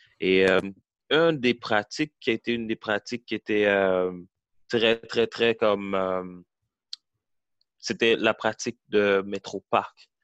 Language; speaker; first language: French; early bilingual, heritage; French